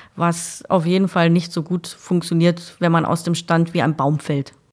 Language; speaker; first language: German; native; German